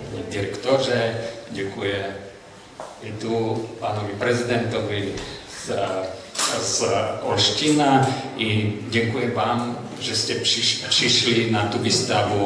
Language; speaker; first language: Polish; non-native, learner; Slovak